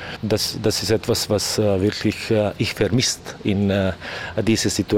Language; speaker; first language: German; non-native, learner; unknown